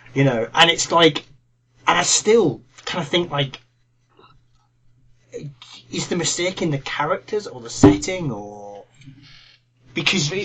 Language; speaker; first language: English; native; English